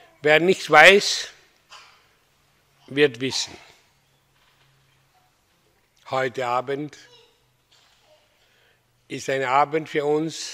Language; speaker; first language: German; non-native, fluent; Hindi